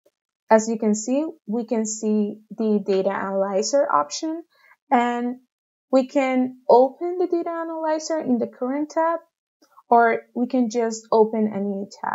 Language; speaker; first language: English; non-native, fluent; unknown